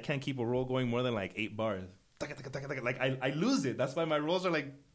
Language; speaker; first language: English; native; English